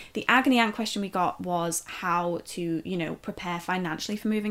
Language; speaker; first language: English; native; English